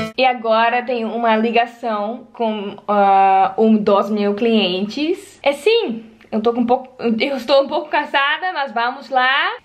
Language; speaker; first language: Portuguese; non-native, learner; Dutch